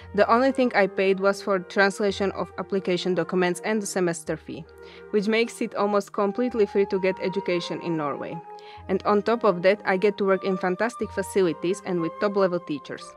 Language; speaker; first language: English; non-native, fluent; Slovak